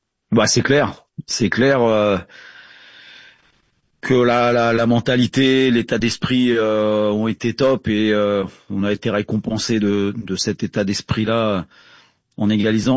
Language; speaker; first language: French; native; French